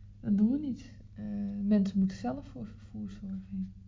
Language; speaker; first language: Dutch; native; Dutch